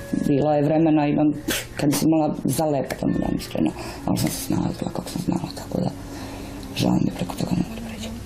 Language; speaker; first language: Bosnian; native; Bosnian